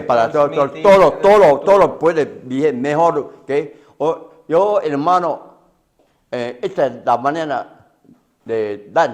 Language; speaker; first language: Spanish; non-native, learner; Chinese